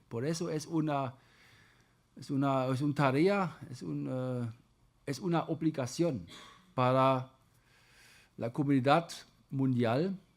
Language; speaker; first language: Spanish; non-native, fluent; German